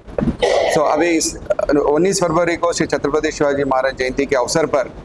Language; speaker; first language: Hindi; non-native, local second language; Telugu